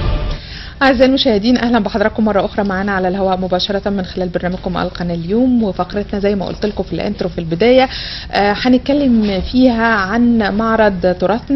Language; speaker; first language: Arabic; native; Arabic